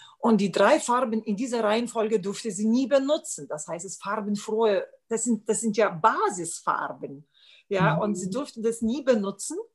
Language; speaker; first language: German; non-native, fluent; Lithuanian